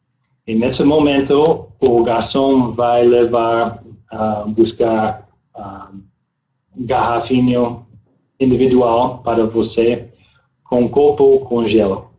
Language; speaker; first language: Portuguese; non-native, learner; English